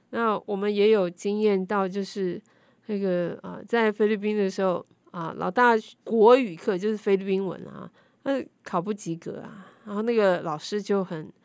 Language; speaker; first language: Chinese; native; Chinese